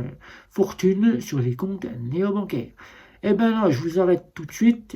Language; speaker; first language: French; native; French